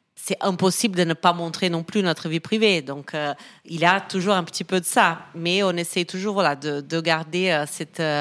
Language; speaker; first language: French; non-native, fluent; Portuguese